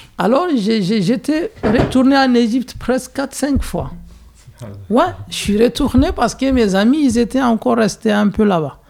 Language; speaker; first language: French; non-native, local second language; Hausa